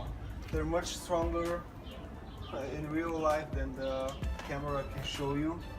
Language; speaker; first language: English; non-native, fluent; Bulgarian